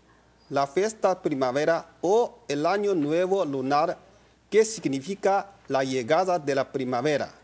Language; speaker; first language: Spanish; non-native, learner; Chinese